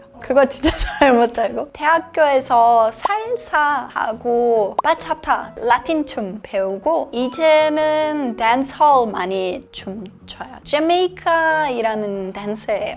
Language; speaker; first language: Korean; non-native, fluent; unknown